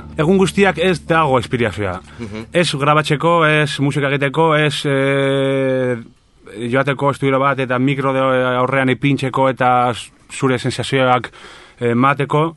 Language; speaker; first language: Basque; non-native, local second language; Spanish